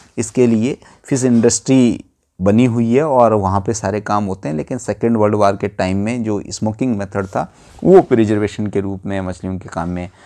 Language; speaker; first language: Hindi; native; Hindi